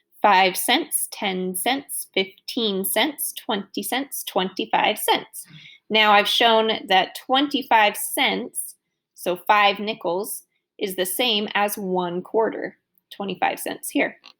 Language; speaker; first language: English; native; English